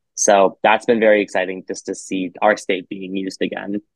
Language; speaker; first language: English; native; English